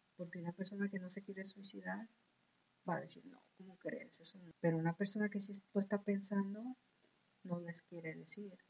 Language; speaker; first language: Spanish; early bilingual, heritage; Spanish